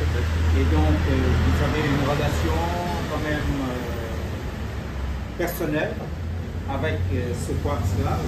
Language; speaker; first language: French; non-native, fluent; Vietnamese